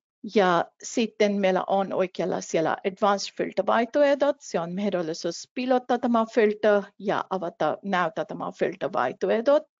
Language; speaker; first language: Finnish; non-native, fluent; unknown